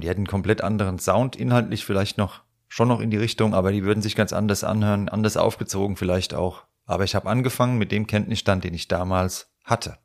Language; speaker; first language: German; native; German